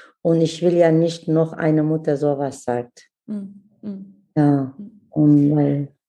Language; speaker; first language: German; non-native, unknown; Kurdish